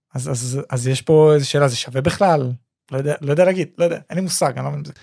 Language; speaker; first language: Hebrew; native; Hebrew